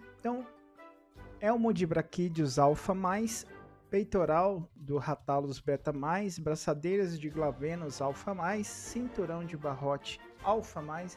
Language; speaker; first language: Portuguese; native; Portuguese